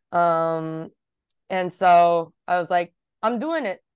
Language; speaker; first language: English; early bilingual, other home language; Japanese